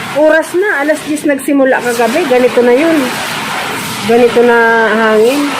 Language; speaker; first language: Filipino; non-native, local second language; Bikol